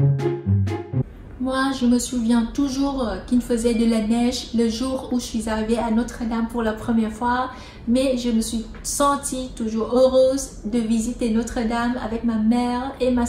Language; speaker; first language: French; non-native, fluent; Vietnamese